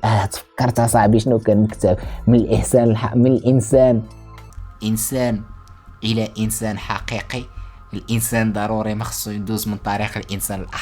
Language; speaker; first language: Arabic; native; Arabic